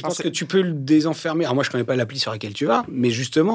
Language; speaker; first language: French; native; French